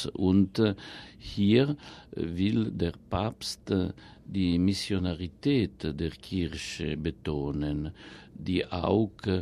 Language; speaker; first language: German; non-native, fluent; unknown